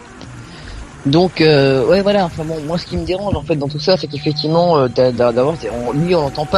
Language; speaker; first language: French; native; French